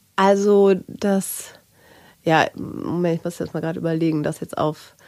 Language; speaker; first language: German; native; German